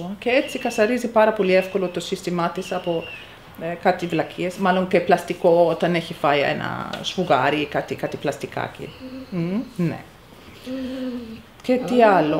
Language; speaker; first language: Greek; non-native, fluent; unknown